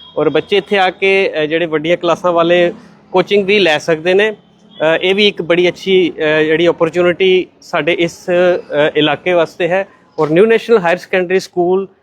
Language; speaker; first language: Punjabi; native; Punjabi